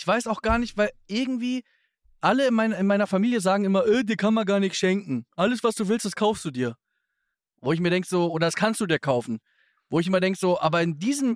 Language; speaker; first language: German; native; German